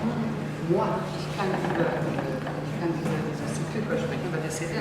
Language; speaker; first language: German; non-native, learner; Kabyle